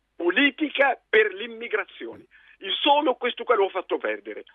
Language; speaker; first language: Italian; non-native, fluent; Arabic